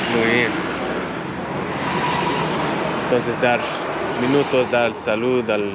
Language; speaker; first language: Spanish; non-native, learner; English